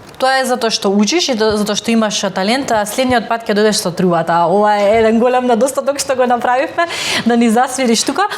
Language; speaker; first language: Macedonian; native; Macedonian